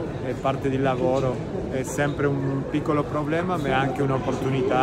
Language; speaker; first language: Italian; non-native, fluent; Spanish